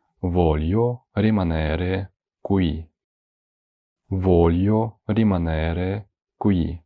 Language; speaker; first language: Italian; non-native, fluent; Ukrainian